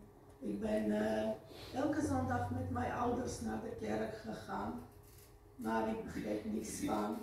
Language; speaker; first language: Dutch; non-native, fluent; Armenian